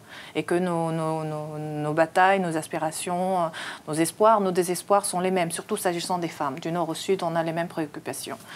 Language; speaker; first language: French; native; French